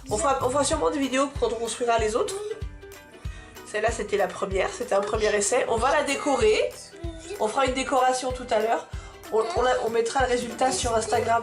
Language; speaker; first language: French; native; French